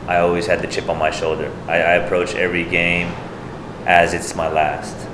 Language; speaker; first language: English; native; English